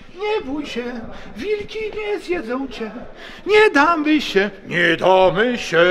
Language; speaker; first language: Polish; native; Polish